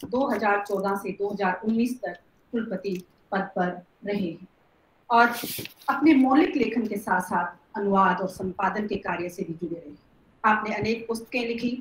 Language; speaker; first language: Hindi; native; Hindi